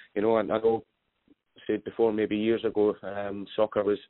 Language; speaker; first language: English; native; English